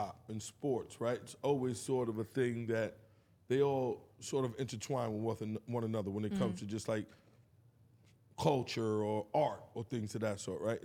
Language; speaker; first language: English; native; English